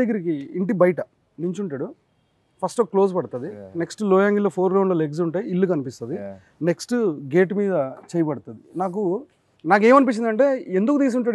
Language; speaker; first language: Telugu; native; Telugu